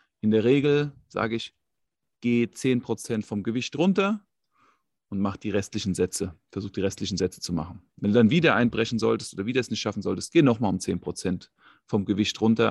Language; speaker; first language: German; native; German